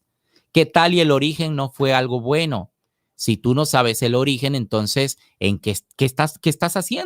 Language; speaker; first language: Spanish; native; Spanish